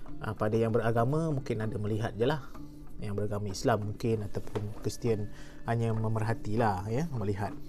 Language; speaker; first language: Malay; non-native, local second language; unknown